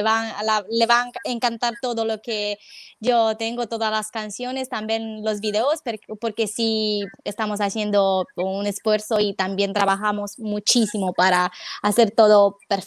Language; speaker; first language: Spanish; non-native, fluent; Romanian